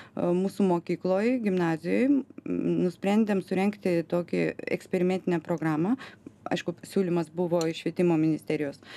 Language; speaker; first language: Lithuanian; non-native, local second language; Russian